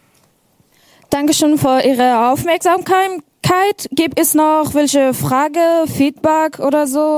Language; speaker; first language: German; non-native, learner; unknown